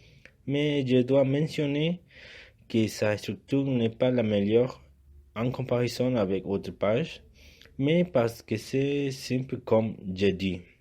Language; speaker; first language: French; non-native, learner; Spanish